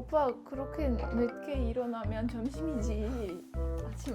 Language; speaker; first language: Korean; non-native, learner; Dutch